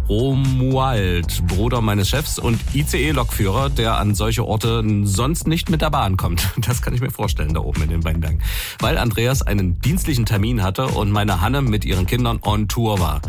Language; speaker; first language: German; native; German